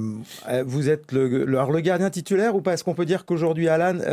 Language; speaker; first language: French; native; French